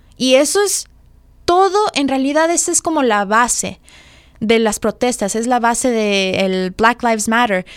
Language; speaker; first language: Spanish; early bilingual, heritage; Spanish